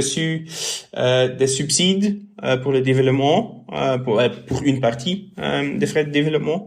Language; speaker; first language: French; non-native, local second language; Dutch